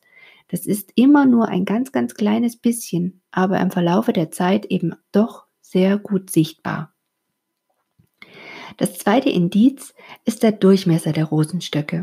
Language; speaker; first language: German; native; German